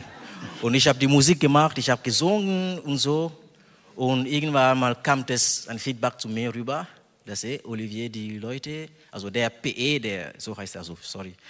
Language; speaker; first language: German; non-native, fluent; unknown